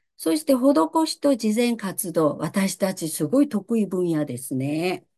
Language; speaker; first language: Japanese; native; Japanese